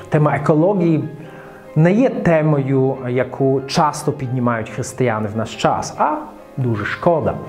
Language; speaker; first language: Ukrainian; non-native, fluent; Russian